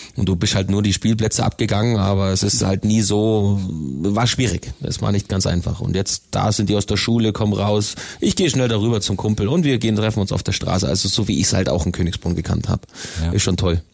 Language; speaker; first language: German; native; German